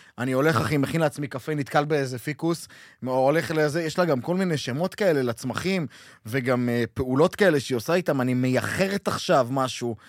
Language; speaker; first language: Hebrew; native; Hebrew